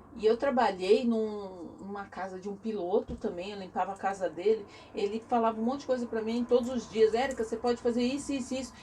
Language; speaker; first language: Portuguese; native; Portuguese